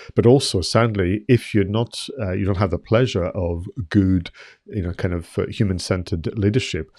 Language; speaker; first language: English; non-native, fluent; French